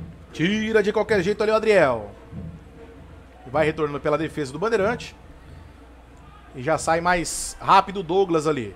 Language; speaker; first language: Portuguese; native; Portuguese